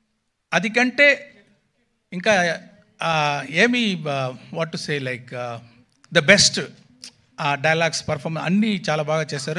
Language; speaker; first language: Telugu; non-native, local second language; Tamil